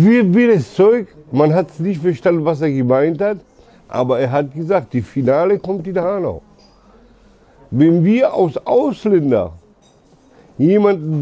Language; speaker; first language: German; early bilingual, other home language; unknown